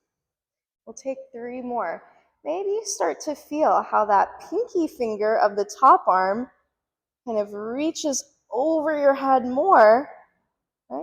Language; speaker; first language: English; native; English